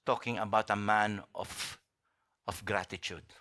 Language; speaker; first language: English; non-native, local second language; Filipino